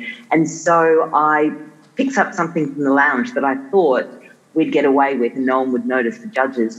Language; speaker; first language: English; native; English